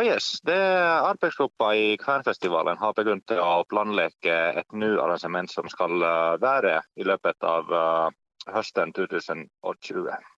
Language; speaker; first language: Norwegian; non-native, fluent; Finnish